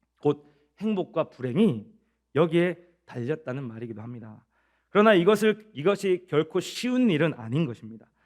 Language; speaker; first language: Korean; native; Korean